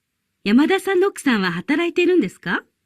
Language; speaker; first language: Japanese; non-native, learner; Indonesian